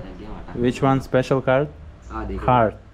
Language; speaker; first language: English; non-native, learner; Russian